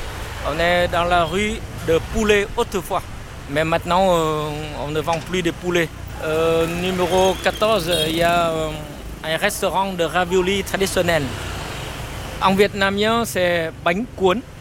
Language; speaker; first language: French; non-native, fluent; Vietnamese